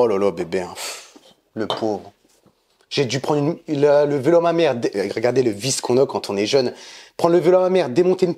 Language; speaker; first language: French; native; French